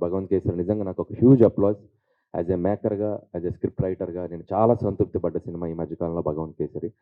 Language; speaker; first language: Telugu; native; Telugu